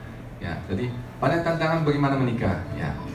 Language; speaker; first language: Indonesian; non-native, learner; Korean